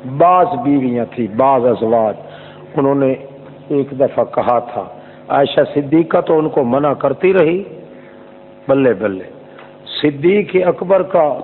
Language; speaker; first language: Urdu; non-native, local second language; Saraiki